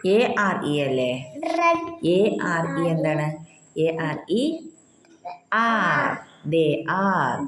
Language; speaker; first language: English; non-native, local second language; Malayalam